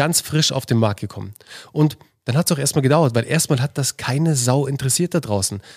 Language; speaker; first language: German; native; German